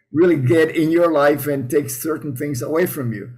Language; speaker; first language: English; early bilingual, other home language; Spanish